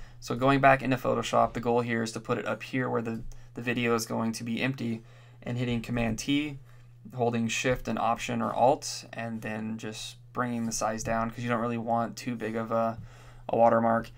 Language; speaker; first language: English; native; English